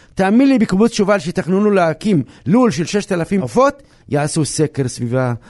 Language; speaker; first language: Hebrew; non-native, local second language; Arabic